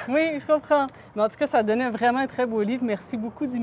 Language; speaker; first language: French; native; French